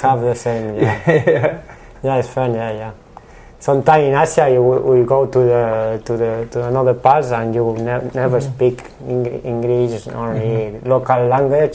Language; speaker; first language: English; non-native, learner; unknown